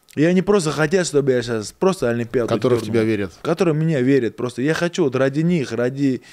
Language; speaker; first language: Russian; native; Russian